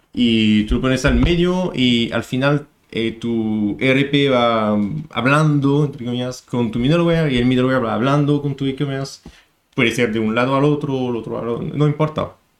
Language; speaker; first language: Spanish; non-native, fluent; French